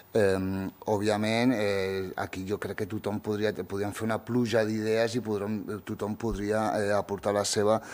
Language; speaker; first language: Catalan; early bilingual, other home language; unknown